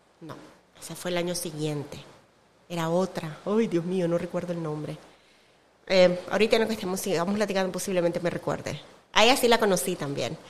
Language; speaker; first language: Spanish; native; Spanish